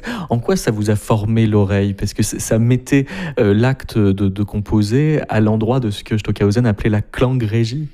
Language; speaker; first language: French; native; French